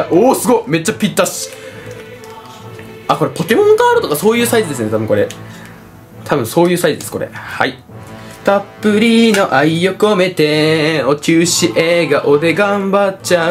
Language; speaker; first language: Japanese; native; Japanese